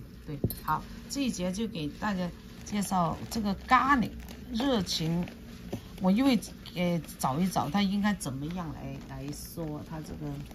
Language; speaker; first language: Chinese; non-native, local second language; Cantonese